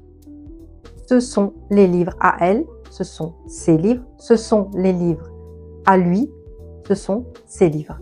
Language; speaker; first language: French; non-native, fluent; Italian